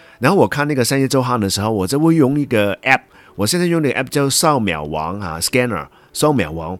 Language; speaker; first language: Chinese; non-native, local second language; Cantonese